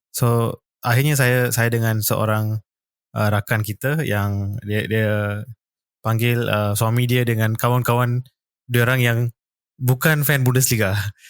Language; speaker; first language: Malay; native; Malay